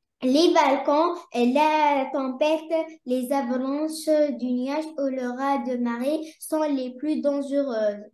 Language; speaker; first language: French; non-native, learner; Arabic